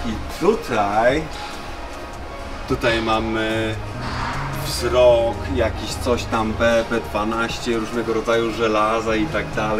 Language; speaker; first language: Polish; native; Polish